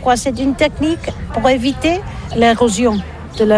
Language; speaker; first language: French; non-native, learner; Catalan